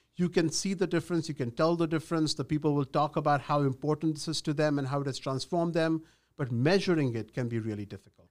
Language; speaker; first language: English; non-native, local second language; Gujarati